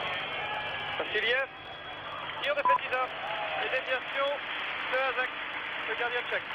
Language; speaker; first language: French; native; French